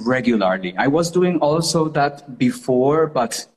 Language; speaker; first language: English; non-native, fluent; Spanish